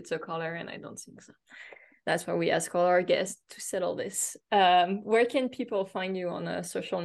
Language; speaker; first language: English; non-native, fluent; French